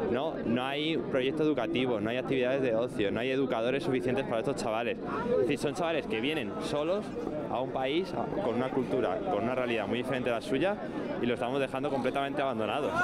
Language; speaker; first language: Spanish; native; Spanish